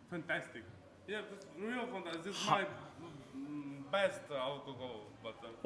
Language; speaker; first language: English; non-native, learner; Ukrainian